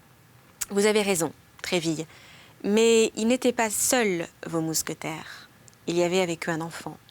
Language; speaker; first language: French; native; French